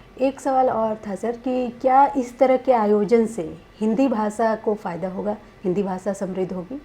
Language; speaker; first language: Hindi; native; Hindi